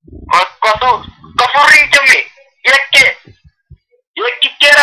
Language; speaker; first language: Icelandic; non-native, learner; Polish